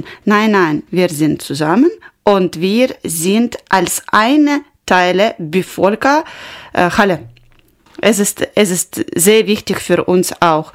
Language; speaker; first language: German; non-native, learner; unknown